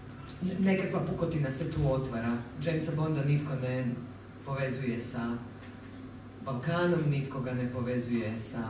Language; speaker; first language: Croatian; native; Croatian